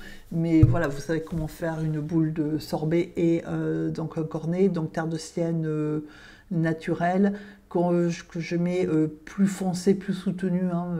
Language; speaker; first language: French; native; French